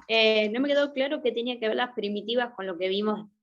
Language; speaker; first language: Spanish; native; Spanish